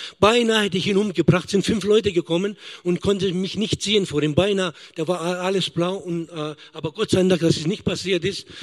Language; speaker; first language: German; non-native, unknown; Greek